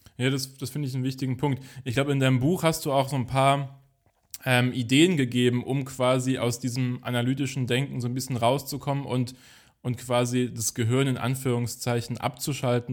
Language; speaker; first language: German; native; German